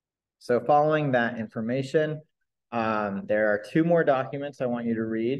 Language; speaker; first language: English; native; English